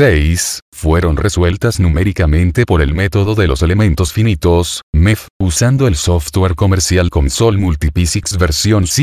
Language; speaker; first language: Spanish; native; Spanish